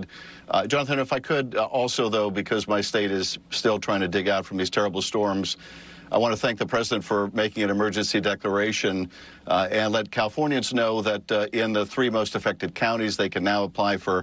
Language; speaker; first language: English; native; English